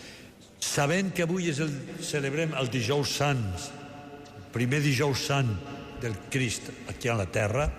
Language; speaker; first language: Catalan; non-native, fluent; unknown